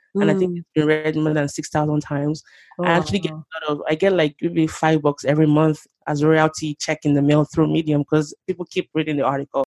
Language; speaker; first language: English; non-native, local second language; Yoruba